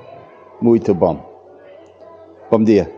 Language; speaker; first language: Portuguese; non-native, learner; English